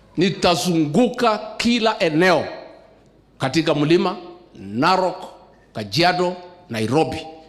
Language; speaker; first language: Swahili; non-native, local second language; Kikuyu